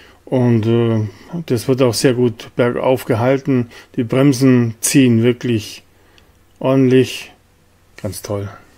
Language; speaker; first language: German; native; German